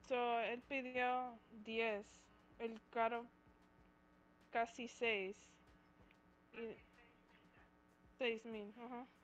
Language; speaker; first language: Spanish; early bilingual, heritage; Spanish